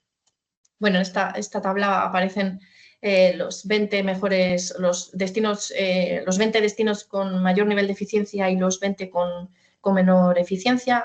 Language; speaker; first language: Spanish; native; Spanish